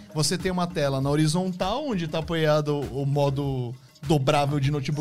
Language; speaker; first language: Portuguese; native; Portuguese